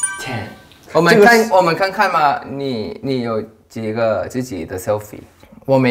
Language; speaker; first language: Chinese; non-native, learner; Thai